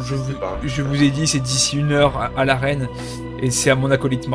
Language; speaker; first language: French; native; French